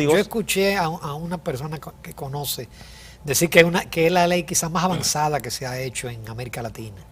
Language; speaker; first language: Spanish; native; Spanish